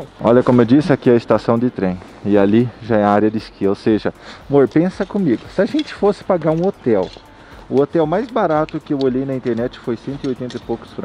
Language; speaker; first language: Portuguese; native; Portuguese